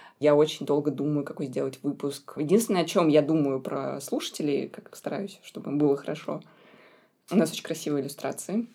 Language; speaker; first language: Russian; native; Russian